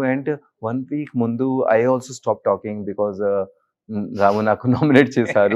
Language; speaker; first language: Telugu; non-native, learner; Hindi